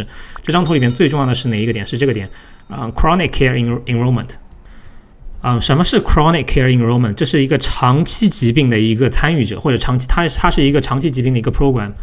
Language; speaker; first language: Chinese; native; Chinese